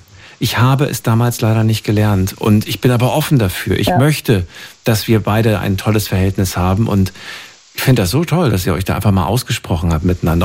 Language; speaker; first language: German; native; German